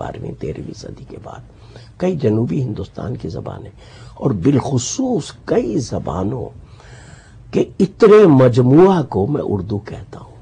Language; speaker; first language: Urdu; native; Urdu